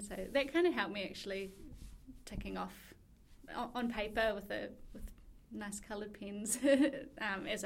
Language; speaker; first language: English; native; English